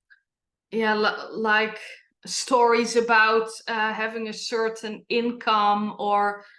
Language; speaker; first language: English; non-native, fluent; Dutch